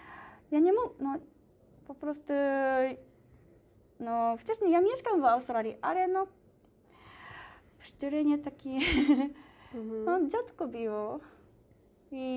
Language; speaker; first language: Polish; non-native, learner; Japanese